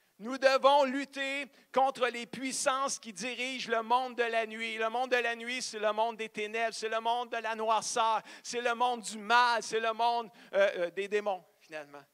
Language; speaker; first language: French; native; French